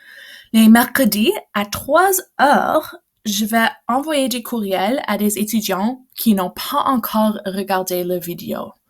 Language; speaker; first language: French; non-native, local second language; English